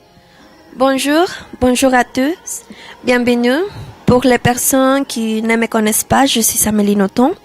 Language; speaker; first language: French; non-native, learner; Spanish